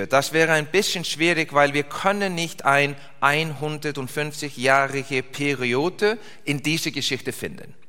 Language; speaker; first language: German; non-native, learner; English